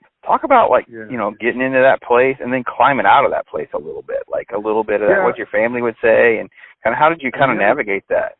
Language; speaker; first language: English; native; English